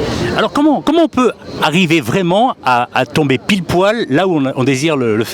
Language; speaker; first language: French; native; French